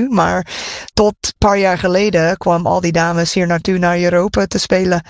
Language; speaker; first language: Dutch; non-native, fluent; English